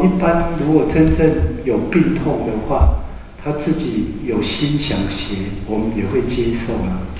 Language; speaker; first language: Chinese; native; Chinese